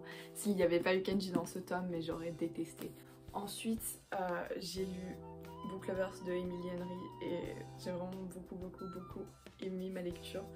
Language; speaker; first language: French; native; French